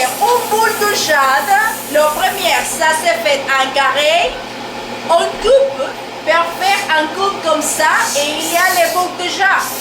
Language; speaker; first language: French; non-native, learner; Spanish